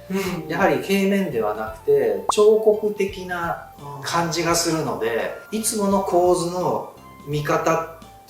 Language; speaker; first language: Japanese; native; Japanese